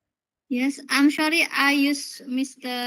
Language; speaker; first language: English; non-native, learner; Indonesian